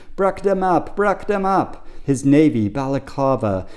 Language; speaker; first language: English; native; English